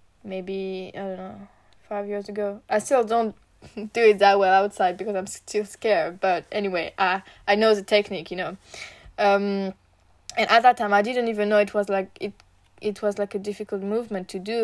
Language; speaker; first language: English; non-native, learner; French